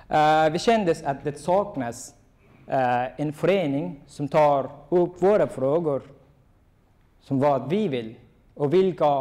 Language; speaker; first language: Swedish; non-native, fluent; Persian